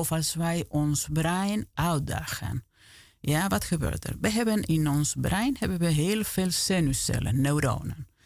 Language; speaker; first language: Dutch; non-native, fluent; Spanish